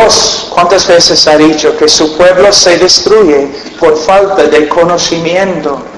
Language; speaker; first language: Spanish; non-native, fluent; English